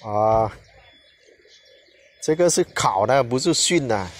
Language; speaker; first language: Chinese; non-native, learner; Vietnamese